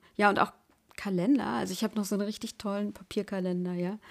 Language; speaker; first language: German; native; German